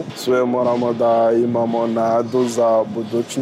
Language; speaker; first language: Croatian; non-native, learner; Rundi